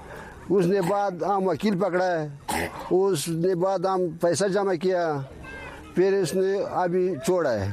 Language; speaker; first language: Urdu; non-native, learner; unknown